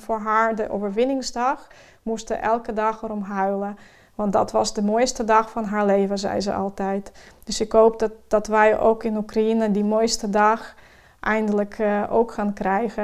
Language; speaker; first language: Dutch; non-native, fluent; Ukrainian